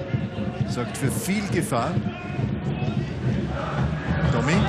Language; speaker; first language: German; native; German